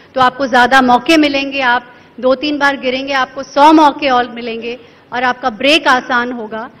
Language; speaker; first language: Hindi; native; Hindi